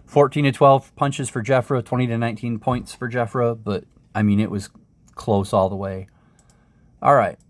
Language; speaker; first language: English; native; English